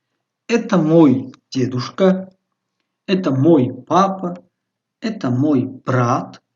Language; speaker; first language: Russian; non-native, local second language; Tajik